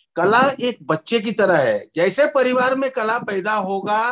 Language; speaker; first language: Hindi; native; Hindi